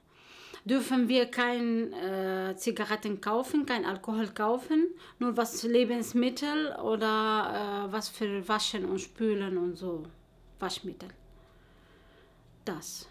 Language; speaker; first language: German; non-native, learner; Arabic